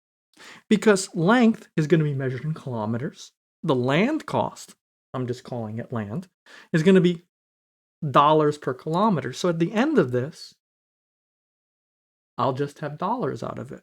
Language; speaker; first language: English; native; English